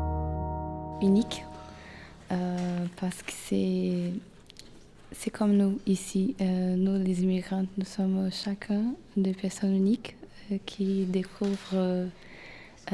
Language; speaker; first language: French; non-native, learner; Portuguese